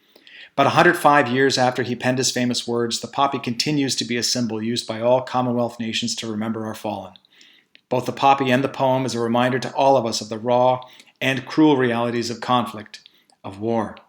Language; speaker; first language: English; native; English